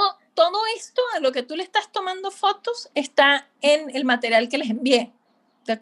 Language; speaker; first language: Spanish; native; Spanish